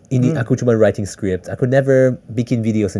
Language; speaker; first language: Indonesian; early bilingual, heritage; English